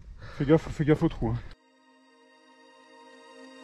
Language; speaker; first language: French; native; French